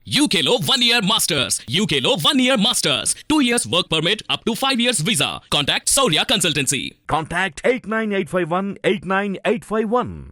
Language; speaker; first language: Telugu; native; Telugu